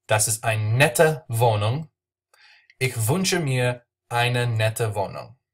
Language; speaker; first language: German; non-native, learner; English